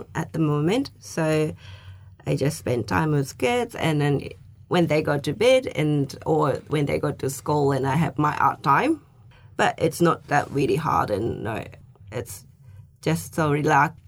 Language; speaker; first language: English; non-native, fluent; Japanese